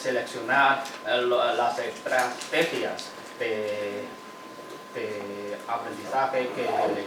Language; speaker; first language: Spanish; non-native, fluent; Chinese